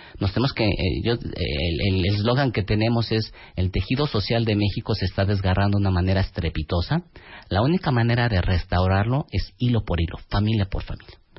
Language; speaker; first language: Spanish; native; Spanish